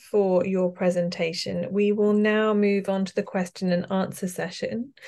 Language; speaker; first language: English; native; English